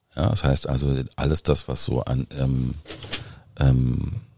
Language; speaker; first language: German; native; German